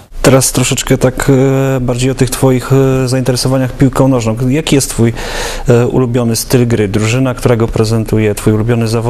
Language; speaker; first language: Polish; native; Polish